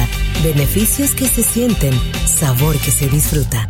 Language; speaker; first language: Spanish; native; Spanish